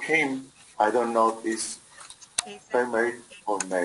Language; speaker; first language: English; non-native, learner; Spanish